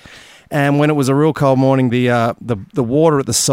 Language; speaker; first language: English; native; English